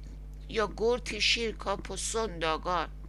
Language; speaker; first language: Swedish; non-native, learner; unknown